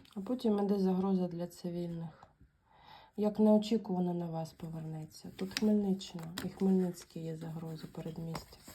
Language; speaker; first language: Ukrainian; native; Ukrainian